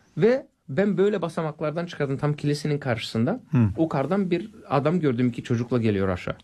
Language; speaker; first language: Turkish; non-native, fluent; English